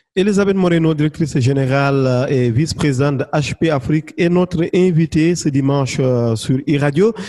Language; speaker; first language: French; non-native, local second language; Wolof